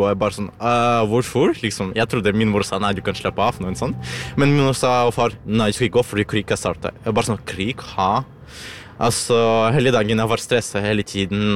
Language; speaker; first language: Norwegian; non-native, learner; Ukrainian